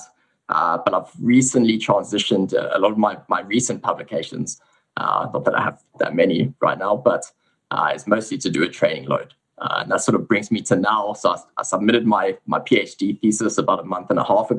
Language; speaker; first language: English; native; English